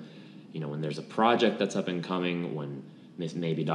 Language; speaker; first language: English; non-native, fluent; Lithuanian